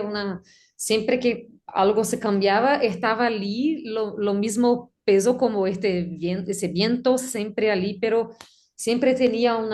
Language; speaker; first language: Spanish; non-native, learner; Portuguese